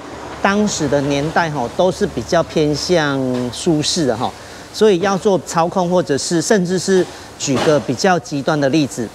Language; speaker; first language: Chinese; native; Chinese